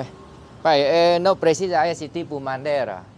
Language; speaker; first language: Portuguese; non-native, learner; Vietnamese